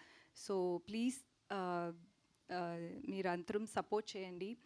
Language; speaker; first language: Telugu; non-native, learner; Tamil